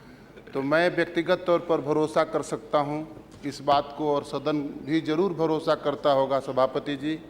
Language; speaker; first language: Hindi; native; Hindi